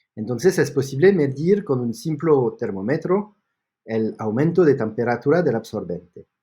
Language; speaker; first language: Spanish; non-native, fluent; French